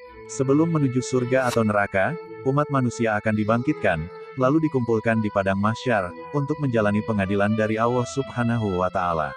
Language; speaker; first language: Indonesian; native; Indonesian